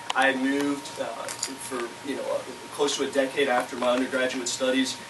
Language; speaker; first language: English; native; English